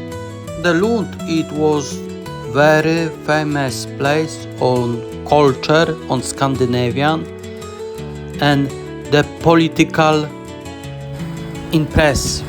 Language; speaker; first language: English; non-native, learner; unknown